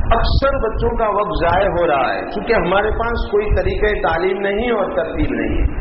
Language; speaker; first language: Urdu; non-native, local second language; Gujarati